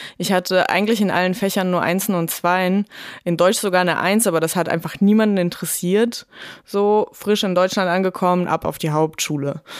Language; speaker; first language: German; early bilingual, other home language; Russian